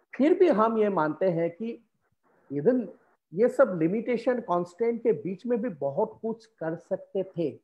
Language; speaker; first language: Hindi; non-native, local second language; Assamese